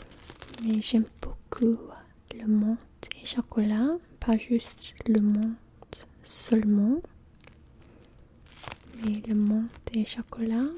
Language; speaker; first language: French; non-native, learner; English